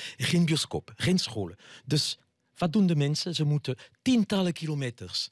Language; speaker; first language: Dutch; non-native, fluent; French